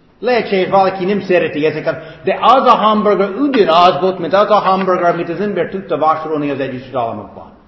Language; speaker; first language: Hungarian; non-native, fluent; English